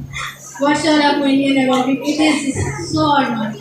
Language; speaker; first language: English; non-native, learner; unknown